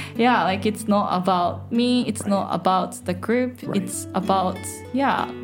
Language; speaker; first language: English; non-native, fluent; Japanese